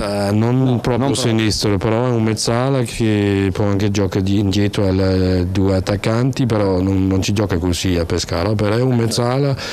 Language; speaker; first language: Italian; non-native, learner; Danish